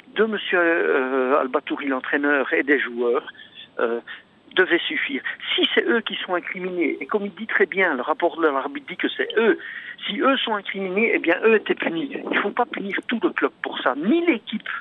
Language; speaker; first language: French; non-native, local second language; Dutch